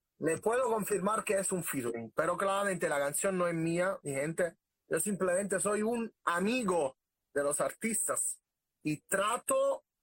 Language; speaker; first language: Spanish; non-native, fluent; Italian